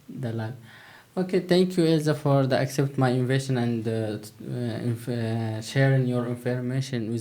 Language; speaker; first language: English; non-native, learner; Turkish